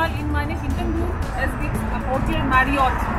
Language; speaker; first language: German; non-native, learner; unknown